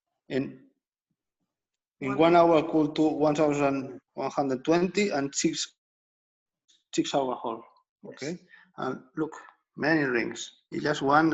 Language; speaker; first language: English; non-native, learner; Spanish